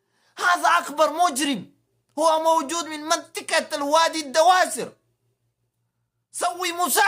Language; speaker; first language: Arabic; non-native, learner; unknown